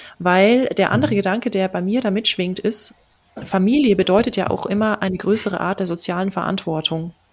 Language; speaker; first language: German; native; German